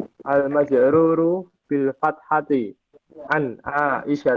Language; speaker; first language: Arabic; non-native, learner; Indonesian